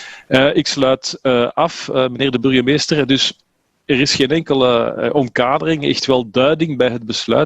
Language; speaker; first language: Dutch; native; Dutch